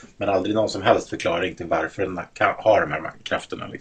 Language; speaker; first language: Swedish; native; Swedish